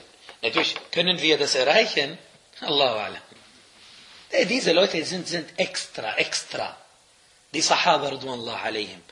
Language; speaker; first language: German; non-native, fluent; Arabic